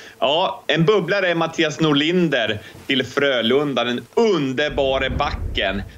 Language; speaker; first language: Swedish; native; Swedish